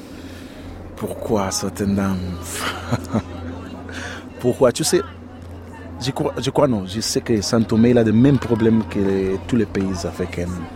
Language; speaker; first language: French; non-native, learner; Portuguese